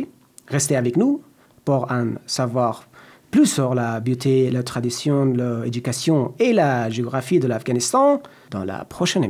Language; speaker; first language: French; non-native, learner; Persian